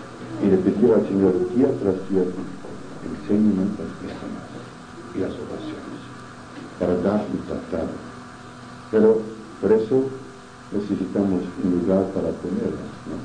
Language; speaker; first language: Spanish; non-native, fluent; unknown